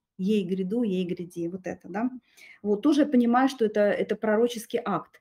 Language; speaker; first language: Russian; native; Russian